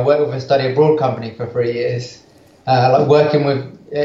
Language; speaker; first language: English; native; English